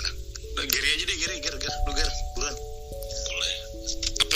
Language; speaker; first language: Indonesian; native; Indonesian